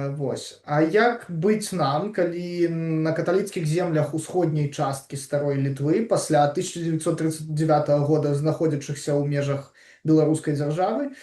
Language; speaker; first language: Belarusian; non-native, local second language; Russian